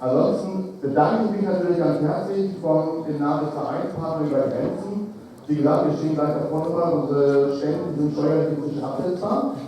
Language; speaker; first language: German; native; German